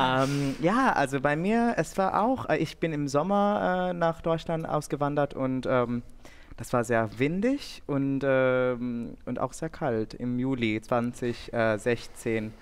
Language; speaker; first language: German; non-native, fluent; Bangla